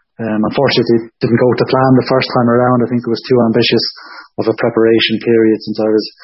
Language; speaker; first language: English; native; English